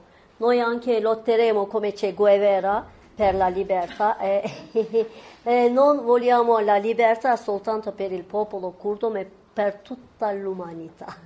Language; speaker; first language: Italian; non-native, fluent; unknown